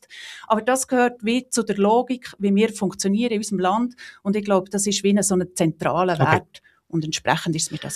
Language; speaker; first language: German; native; German